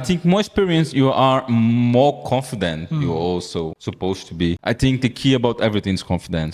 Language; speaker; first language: English; non-native, fluent; Portuguese